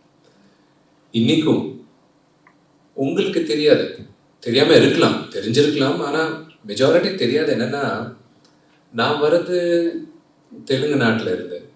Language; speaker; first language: Tamil; non-native, fluent; Telugu